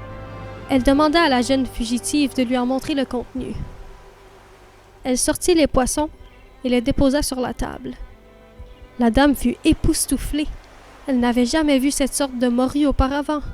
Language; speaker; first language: French; native; French